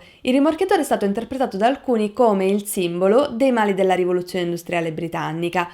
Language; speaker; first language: Italian; native; Italian